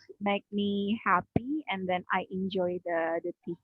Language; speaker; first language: English; non-native, learner; Indonesian